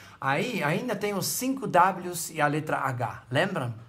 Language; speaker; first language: Portuguese; non-native, fluent; Dutch